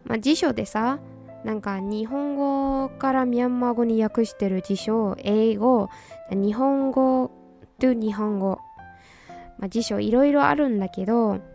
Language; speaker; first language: Japanese; non-native, fluent; Burmese